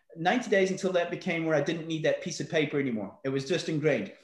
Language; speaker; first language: English; native; English